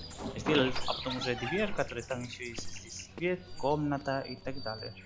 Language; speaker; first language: Russian; non-native, learner; Spanish